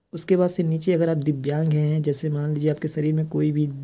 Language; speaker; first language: Hindi; native; Hindi